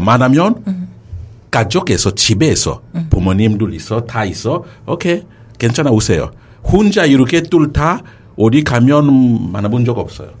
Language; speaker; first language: Korean; non-native, learner; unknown